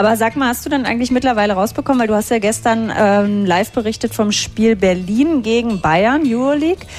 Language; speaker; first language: German; native; German